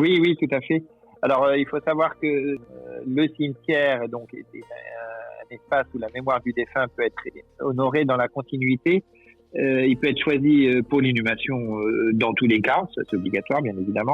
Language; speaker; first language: French; native; French